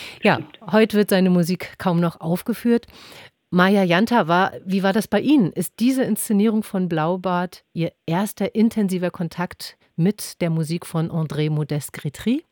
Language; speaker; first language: German; native; German